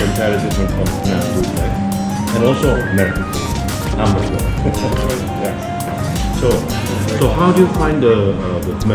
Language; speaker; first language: English; non-native, fluent; Khmer